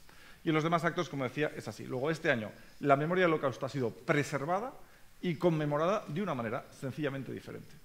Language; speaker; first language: Spanish; native; Spanish